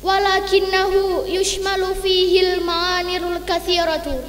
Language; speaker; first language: Arabic; non-native, learner; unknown